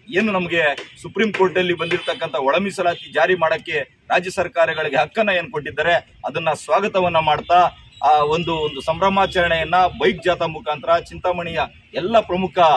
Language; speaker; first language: Kannada; native; Kannada